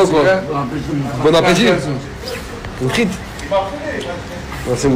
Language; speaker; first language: French; native; French